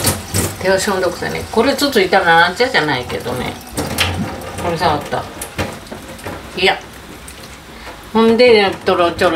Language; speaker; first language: Japanese; native; Japanese